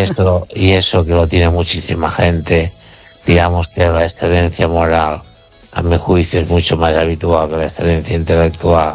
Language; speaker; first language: Spanish; native; Spanish